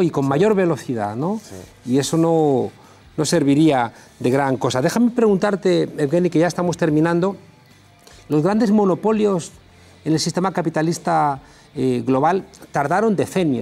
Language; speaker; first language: Spanish; native; Spanish